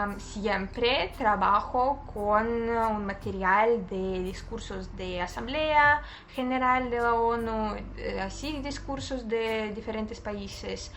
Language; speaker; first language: Spanish; non-native, fluent; Russian